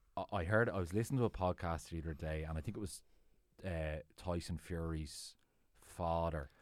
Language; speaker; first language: English; native; English